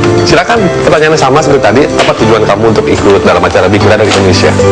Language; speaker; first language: Indonesian; native; Indonesian